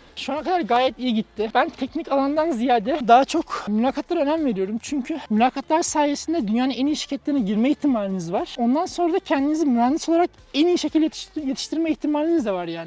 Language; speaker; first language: Turkish; native; Turkish